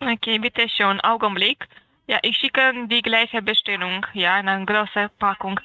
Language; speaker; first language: German; non-native, learner; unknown